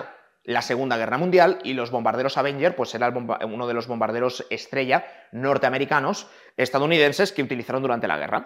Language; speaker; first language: Spanish; native; Spanish